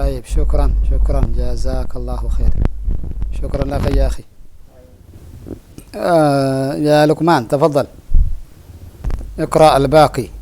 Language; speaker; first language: Arabic; non-native, fluent; Indonesian